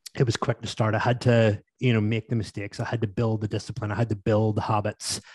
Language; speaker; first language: English; native; English